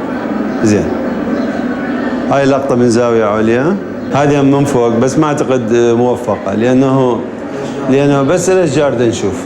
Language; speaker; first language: Arabic; native; Arabic